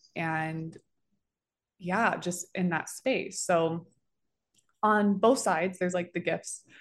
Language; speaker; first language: English; native; English